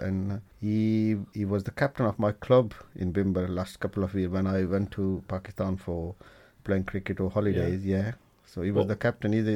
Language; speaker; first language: English; non-native, local second language; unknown